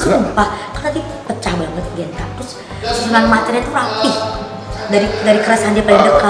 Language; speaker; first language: Indonesian; native; Indonesian